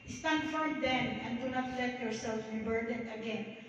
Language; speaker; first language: English; non-native, local second language; Filipino